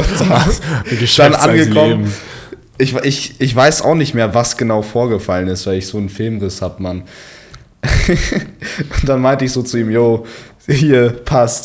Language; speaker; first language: German; native; German